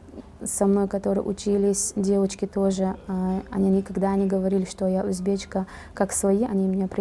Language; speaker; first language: Russian; non-native, fluent; Uzbek